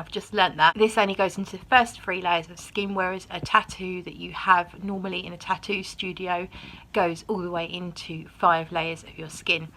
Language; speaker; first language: English; native; English